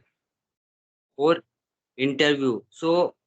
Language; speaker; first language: English; non-native, learner; Hindi